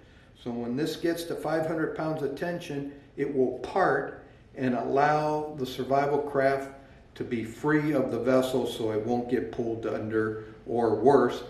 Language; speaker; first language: English; native; English